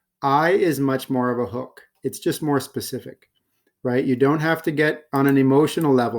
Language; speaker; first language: English; native; English